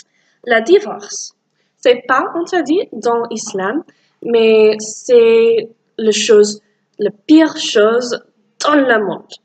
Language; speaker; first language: French; non-native, learner; English